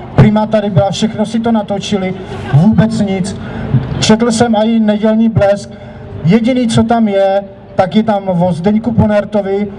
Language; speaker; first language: Czech; native; Czech